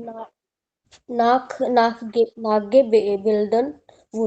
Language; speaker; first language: German; non-native, learner; Hindi